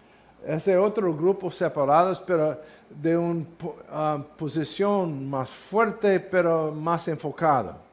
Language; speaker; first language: Spanish; non-native, learner; English